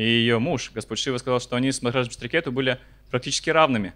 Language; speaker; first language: Russian; native; Russian